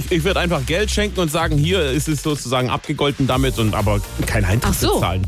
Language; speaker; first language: German; native; German